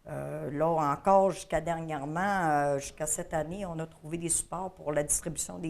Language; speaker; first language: French; native; French